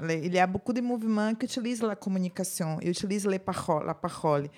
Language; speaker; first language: French; non-native, learner; Portuguese